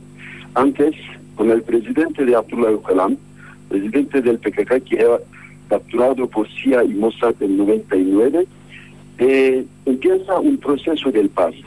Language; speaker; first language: Spanish; non-native, fluent; Kurdish